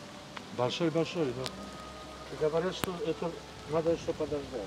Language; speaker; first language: Russian; non-native, learner; Polish